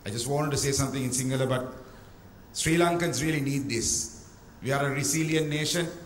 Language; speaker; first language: English; non-native, local second language; Sinhala